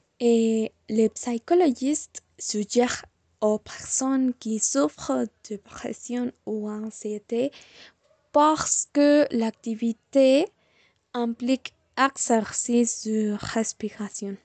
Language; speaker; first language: French; non-native, learner; Spanish